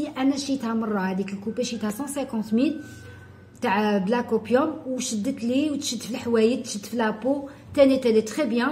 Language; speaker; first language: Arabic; native; Arabic